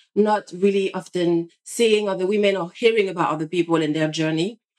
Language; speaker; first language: English; non-native, fluent; French